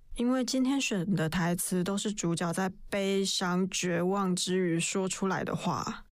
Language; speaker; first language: Chinese; native; Chinese